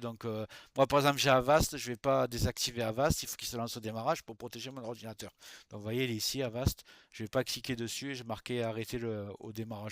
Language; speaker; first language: French; native; French